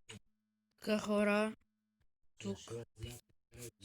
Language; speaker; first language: Bulgarian; native; Bulgarian